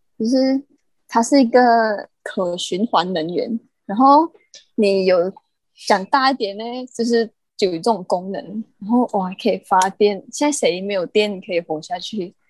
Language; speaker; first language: Chinese; native; Chinese